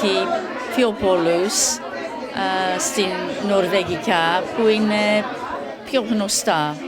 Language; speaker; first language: Greek; non-native, learner; English